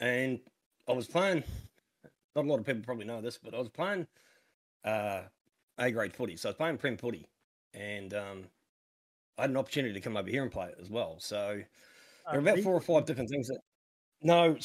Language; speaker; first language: English; native; English